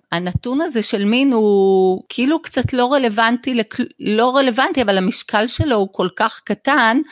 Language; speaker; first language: Hebrew; native; Hebrew